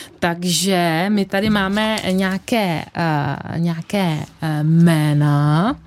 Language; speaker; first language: Czech; native; Czech